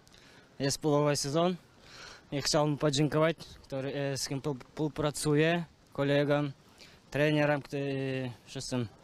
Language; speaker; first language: Polish; non-native, learner; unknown